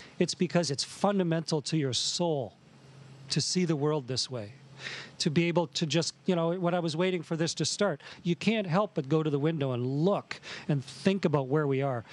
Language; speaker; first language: English; native; English